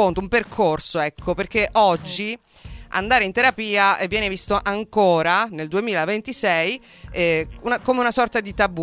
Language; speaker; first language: Italian; native; Italian